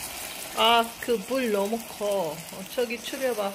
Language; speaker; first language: Korean; non-native, learner; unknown